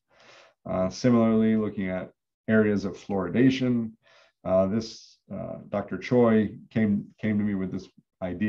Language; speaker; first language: English; native; English